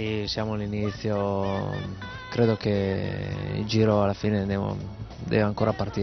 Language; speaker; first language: Italian; native; Italian